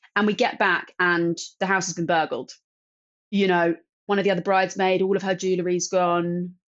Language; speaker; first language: English; native; English